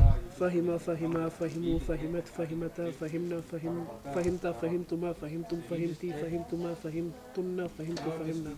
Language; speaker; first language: Arabic; non-native, learner; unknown